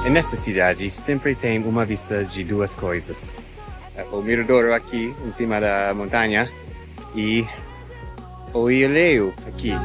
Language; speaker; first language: Portuguese; non-native, fluent; English